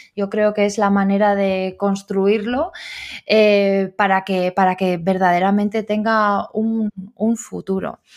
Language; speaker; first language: Spanish; native; Spanish